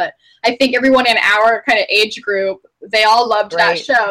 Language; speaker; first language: English; native; English